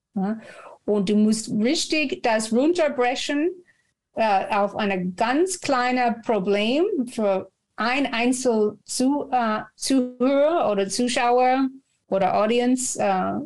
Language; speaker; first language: German; non-native, fluent; English